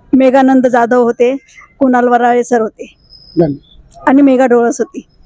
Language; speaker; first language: Marathi; native; Marathi